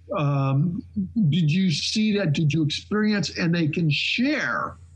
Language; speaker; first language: English; native; English